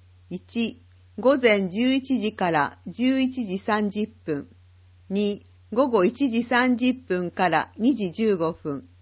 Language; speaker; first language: Japanese; native; Japanese